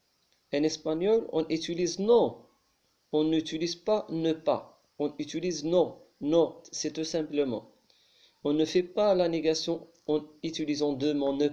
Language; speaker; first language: French; non-native, local second language; Arabic